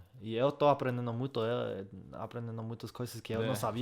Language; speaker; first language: Portuguese; non-native, fluent; English